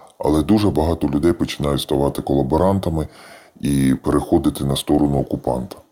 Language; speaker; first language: Ukrainian; native; Ukrainian